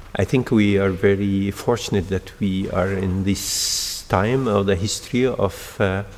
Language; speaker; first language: English; non-native, fluent; Arabic